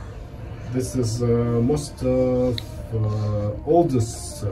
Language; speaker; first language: English; non-native, learner; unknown